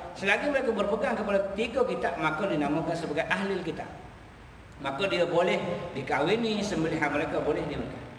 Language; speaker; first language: Malay; native; Malay